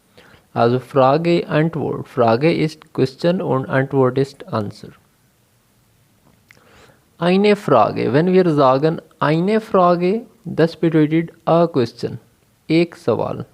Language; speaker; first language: German; non-native, fluent; Urdu